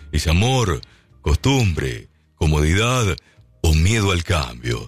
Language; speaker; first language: Spanish; native; Spanish